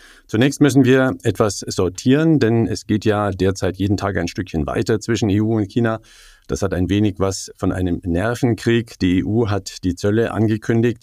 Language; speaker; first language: German; native; German